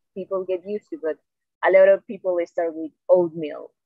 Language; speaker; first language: English; non-native, fluent; Spanish